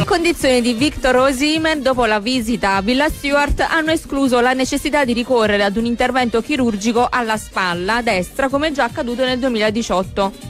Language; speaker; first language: Italian; native; Italian